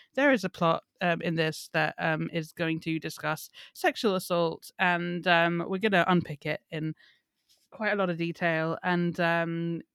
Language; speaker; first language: English; native; English